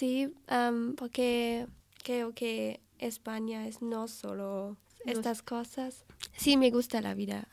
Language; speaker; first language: Spanish; non-native, learner; German